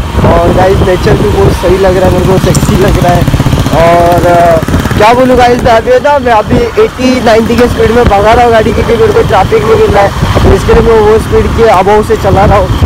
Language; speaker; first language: Hindi; non-native, local second language; Marathi